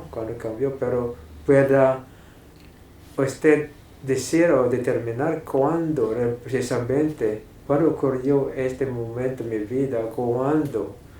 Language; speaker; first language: Spanish; non-native, fluent; English